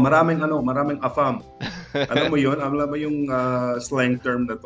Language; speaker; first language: Filipino; non-native, local second language; English